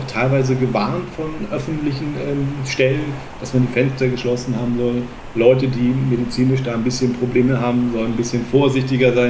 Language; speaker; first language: German; native; German